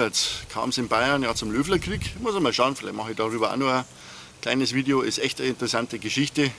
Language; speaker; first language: German; native; German